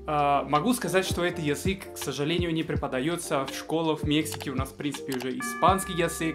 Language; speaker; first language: Russian; non-native, fluent; Spanish